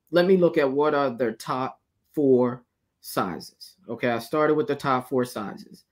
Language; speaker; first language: English; native; English